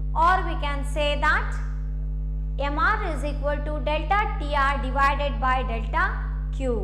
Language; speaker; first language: English; non-native, local second language; Kannada